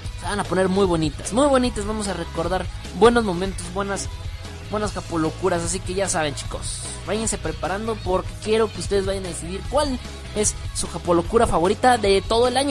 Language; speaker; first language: Spanish; native; Spanish